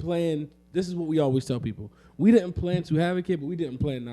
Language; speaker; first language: English; native; English